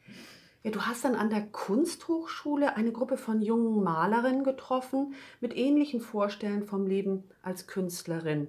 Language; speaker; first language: German; native; German